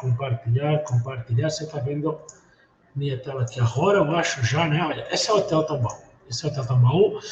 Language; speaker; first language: Portuguese; non-native, fluent; Spanish